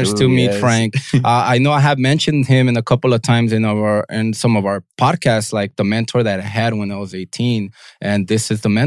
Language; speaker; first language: English; native; English